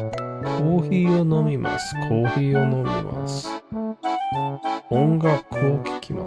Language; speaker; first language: Japanese; non-native, learner; English